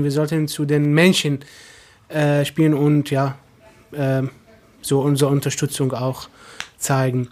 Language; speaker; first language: German; non-native, fluent; Arabic